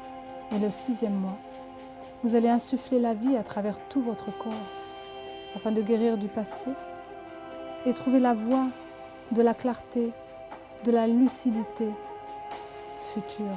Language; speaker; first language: French; native; French